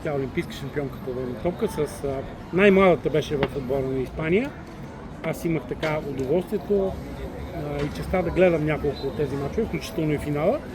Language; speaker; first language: Bulgarian; native; Bulgarian